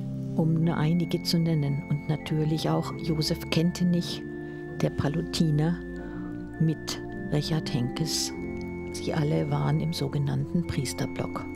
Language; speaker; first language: German; native; German